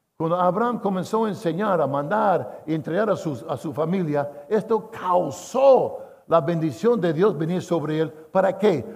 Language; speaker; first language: Spanish; non-native, fluent; English